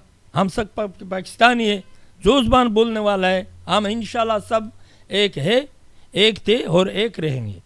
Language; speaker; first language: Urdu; non-native, local second language; Pashto